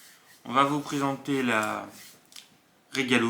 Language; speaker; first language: French; native; French